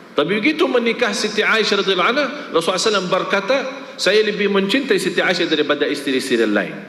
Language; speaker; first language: Malay; non-native, fluent; Arabic